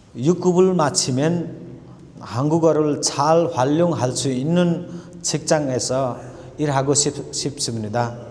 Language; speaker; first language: Korean; non-native, fluent; Nepali